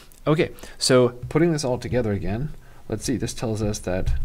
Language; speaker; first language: English; native; English